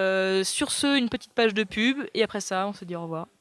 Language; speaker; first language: French; native; French